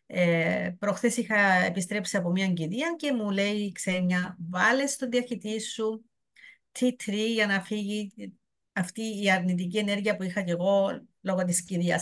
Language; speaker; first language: Greek; native; Greek